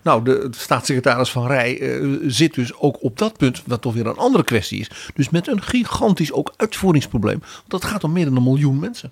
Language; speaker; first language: Dutch; native; Dutch